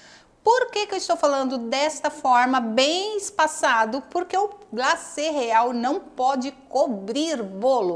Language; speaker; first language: Portuguese; native; Portuguese